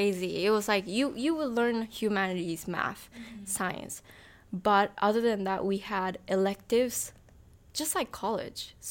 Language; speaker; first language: English; non-native, fluent; Japanese